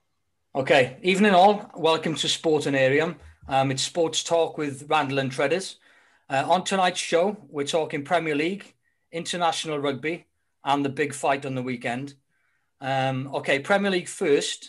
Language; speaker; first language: English; native; English